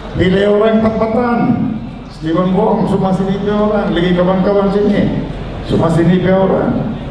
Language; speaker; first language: Malay; non-native, local second language; Punjabi